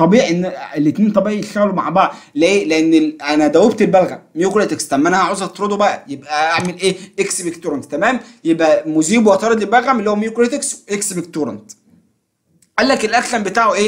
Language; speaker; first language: Arabic; native; Arabic